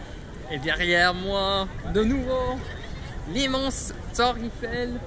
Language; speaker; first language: French; non-native, fluent; English